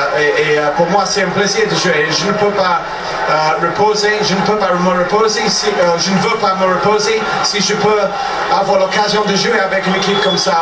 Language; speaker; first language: French; non-native, fluent; English